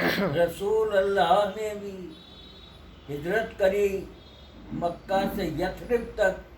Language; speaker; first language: Urdu; native; Urdu